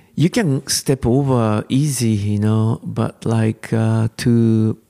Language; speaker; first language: English; non-native, learner; Japanese